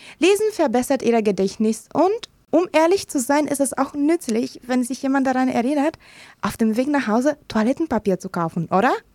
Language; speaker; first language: German; non-native, fluent; Romanian